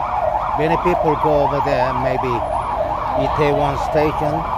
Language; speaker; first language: English; non-native, learner; Korean